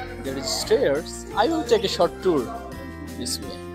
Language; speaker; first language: English; non-native, learner; Bangla